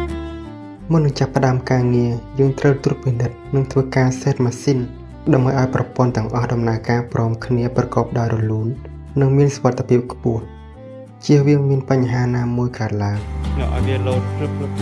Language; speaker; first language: Khmer; native; Khmer